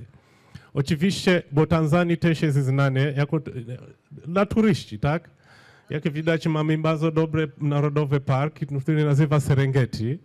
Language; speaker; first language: Polish; non-native, fluent; Swahili